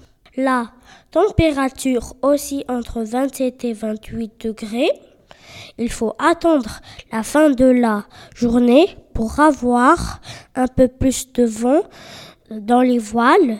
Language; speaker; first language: French; native; French